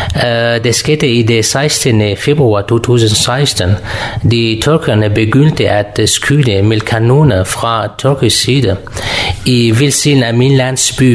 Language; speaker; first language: Danish; non-native, learner; Kurdish